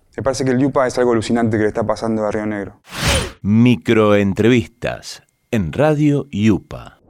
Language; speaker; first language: Spanish; native; Spanish